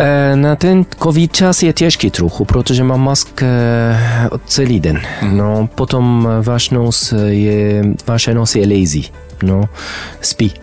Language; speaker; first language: Czech; non-native, learner; Arabic